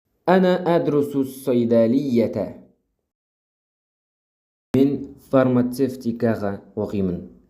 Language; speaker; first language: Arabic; non-native, fluent; Kazakh